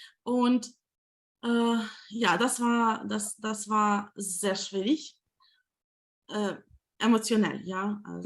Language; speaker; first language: German; non-native, fluent; Ukrainian